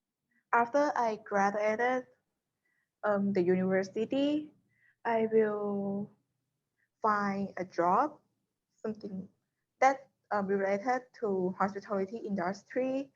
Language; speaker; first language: English; non-native, learner; Thai